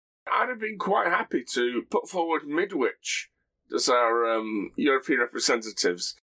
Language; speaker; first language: English; native; English